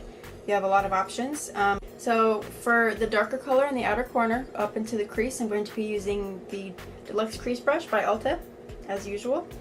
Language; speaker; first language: English; native; English